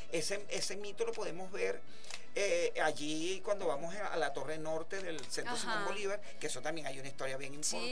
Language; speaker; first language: Spanish; native; Spanish